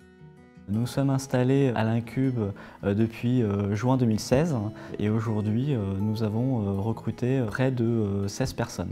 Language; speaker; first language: French; native; French